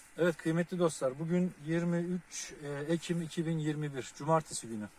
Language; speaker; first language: Turkish; native; Turkish